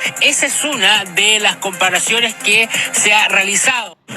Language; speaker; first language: Spanish; native; Spanish